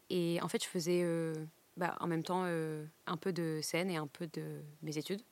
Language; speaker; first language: French; native; French